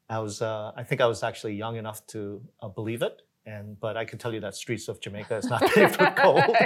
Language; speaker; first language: English; early bilingual, other home language; Korean